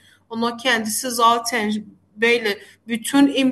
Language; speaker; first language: Turkish; non-native, fluent; Arabic